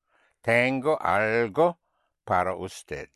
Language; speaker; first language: Spanish; non-native, fluent; English